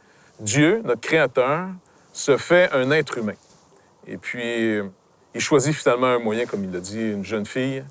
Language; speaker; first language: French; native; French